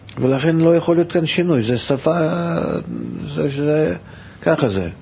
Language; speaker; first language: Hebrew; non-native, fluent; Russian